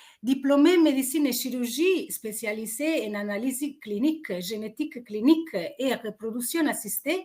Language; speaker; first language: French; non-native, fluent; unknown